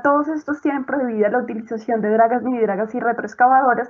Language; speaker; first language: Spanish; native; Spanish